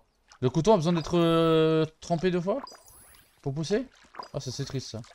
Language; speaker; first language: French; native; French